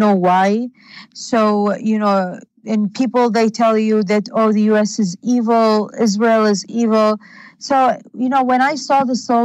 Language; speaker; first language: English; non-native, fluent; Arabic